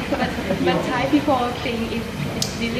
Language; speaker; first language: English; non-native, learner; Thai